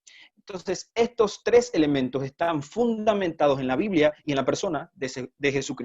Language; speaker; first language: Spanish; native; Spanish